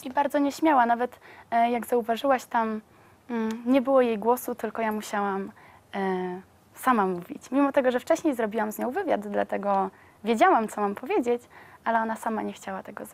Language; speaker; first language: Polish; native; Polish